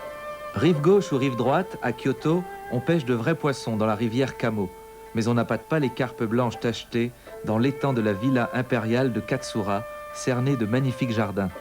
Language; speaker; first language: French; native; French